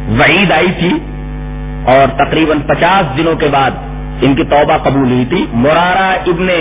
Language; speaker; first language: Urdu; native; Urdu